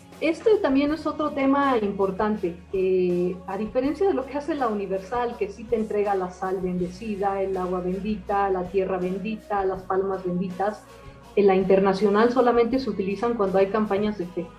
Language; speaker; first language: Spanish; native; Spanish